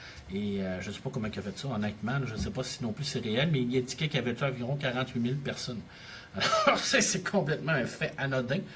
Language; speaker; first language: French; native; French